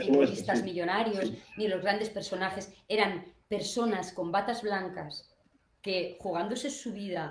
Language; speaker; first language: Spanish; native; Spanish